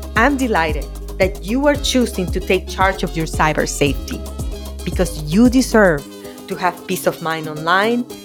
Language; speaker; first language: English; non-native, fluent; Spanish